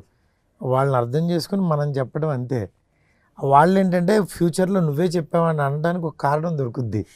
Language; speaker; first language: Telugu; native; Telugu